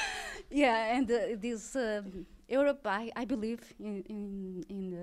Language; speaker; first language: English; non-native, learner; Portuguese